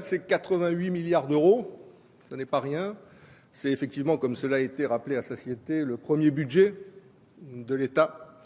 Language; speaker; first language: French; native; French